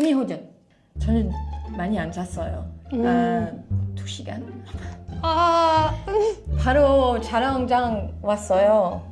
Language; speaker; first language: Korean; non-native, learner; French